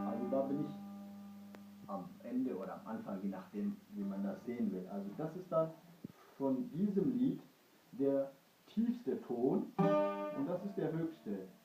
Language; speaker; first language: German; early bilingual, other home language; Kurdish